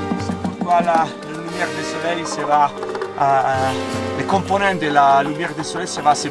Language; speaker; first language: French; non-native, learner; Italian